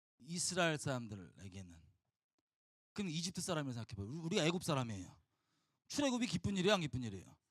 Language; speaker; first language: Korean; native; Korean